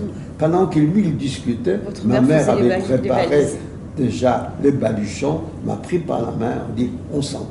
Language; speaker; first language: French; non-native, fluent; Yiddish